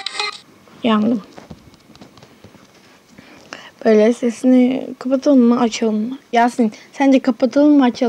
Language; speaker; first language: Turkish; native; Turkish